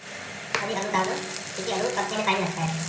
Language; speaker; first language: Hindi; non-native, local second language; Manipuri